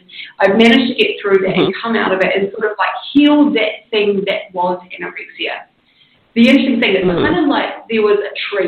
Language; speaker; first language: English; native; English